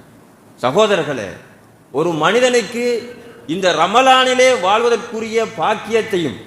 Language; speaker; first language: Tamil; native; Tamil